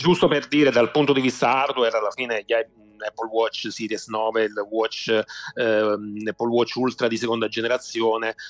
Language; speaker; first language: Italian; native; Italian